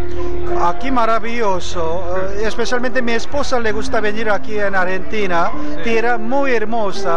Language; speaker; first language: Spanish; non-native, fluent; Korean